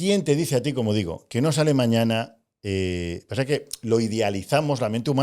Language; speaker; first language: Spanish; native; Spanish